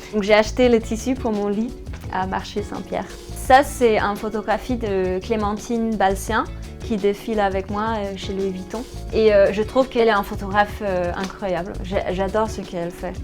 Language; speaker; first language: French; non-native, fluent; Danish